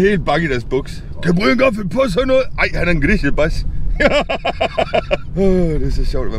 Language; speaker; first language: Danish; native; Danish